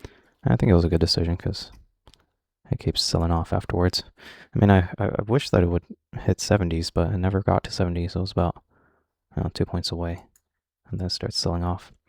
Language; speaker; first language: English; native; English